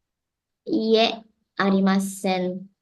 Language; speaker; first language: Japanese; non-native, learner; Indonesian